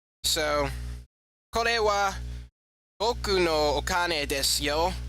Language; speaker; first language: Japanese; non-native, learner; English